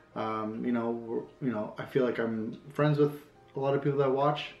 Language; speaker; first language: English; native; English